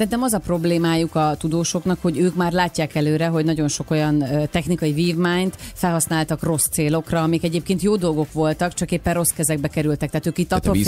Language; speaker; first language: Hungarian; native; Hungarian